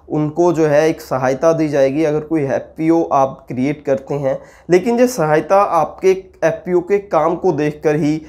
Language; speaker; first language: Hindi; non-native, local second language; Punjabi